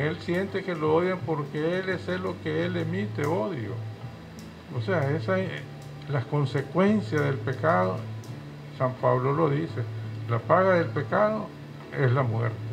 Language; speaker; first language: Spanish; native; Spanish